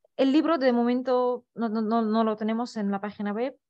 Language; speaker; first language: Spanish; non-native, fluent; Russian